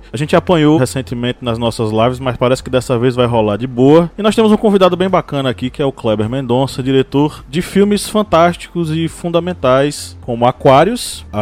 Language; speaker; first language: Portuguese; native; Portuguese